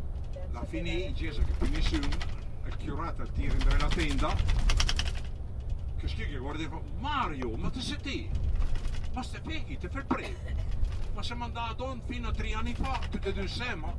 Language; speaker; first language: Italian; native; Italian